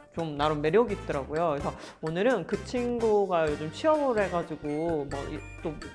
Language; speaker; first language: Korean; native; Korean